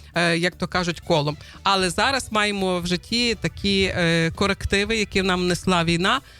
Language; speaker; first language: Ukrainian; native; Ukrainian